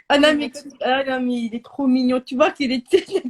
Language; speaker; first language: French; native; French